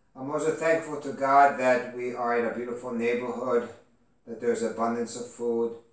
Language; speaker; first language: English; early bilingual, other home language; Greek